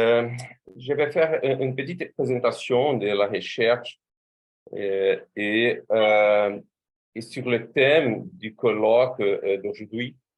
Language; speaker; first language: French; non-native, fluent; Portuguese